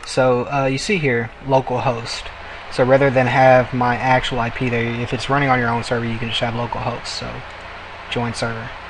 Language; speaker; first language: English; native; English